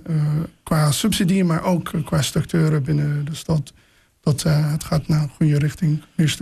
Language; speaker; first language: Dutch; non-native, fluent; English